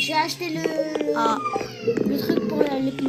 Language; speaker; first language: French; early bilingual, other home language; Portuguese